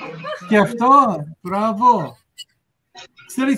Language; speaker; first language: Greek; early bilingual, heritage; English